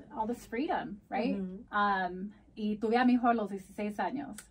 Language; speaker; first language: English; early bilingual, other home language; Spanish